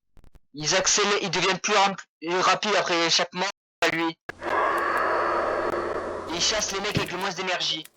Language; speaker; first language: French; native; French